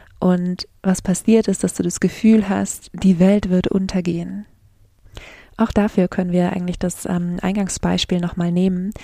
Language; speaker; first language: German; native; German